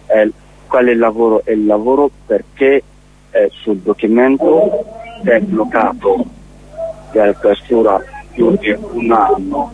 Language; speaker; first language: Italian; non-native, learner; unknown